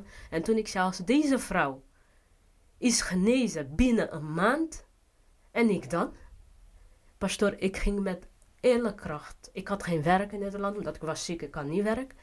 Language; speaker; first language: Dutch; non-native, fluent; Portuguese